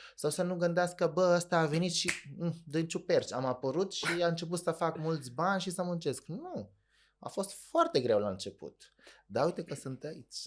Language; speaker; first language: Romanian; non-native, fluent; Arabic